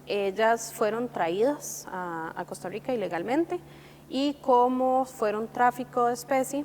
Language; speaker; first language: Spanish; native; Spanish